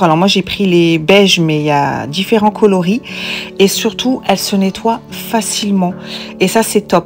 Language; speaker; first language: French; native; French